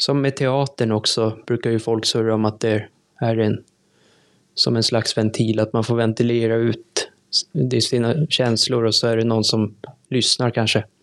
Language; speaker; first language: Swedish; native; Swedish